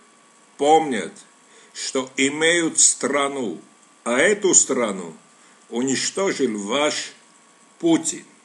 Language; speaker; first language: Russian; non-native, local second language; Armenian